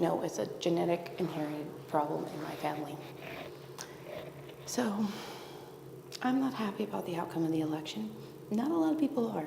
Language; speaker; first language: English; native; English